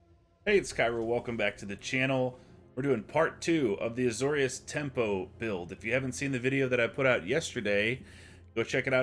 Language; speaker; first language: English; native; English